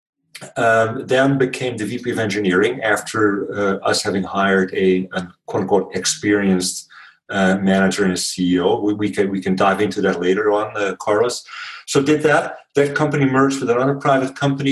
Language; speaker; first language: English; non-native, fluent; Dutch